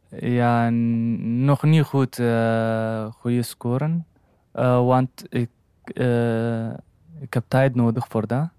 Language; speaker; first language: Dutch; non-native, learner; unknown